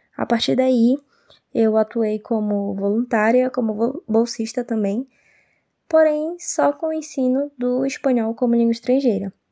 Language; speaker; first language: Portuguese; native; Portuguese